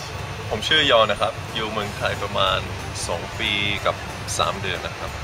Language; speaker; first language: Thai; non-native, fluent; Dutch